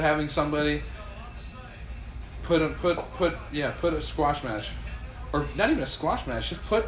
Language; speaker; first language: English; native; English